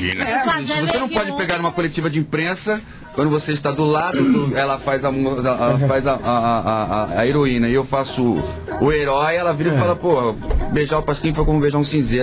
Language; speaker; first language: Portuguese; native; Portuguese